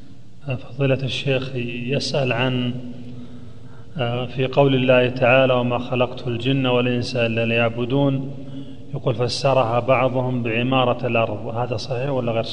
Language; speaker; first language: Arabic; native; Arabic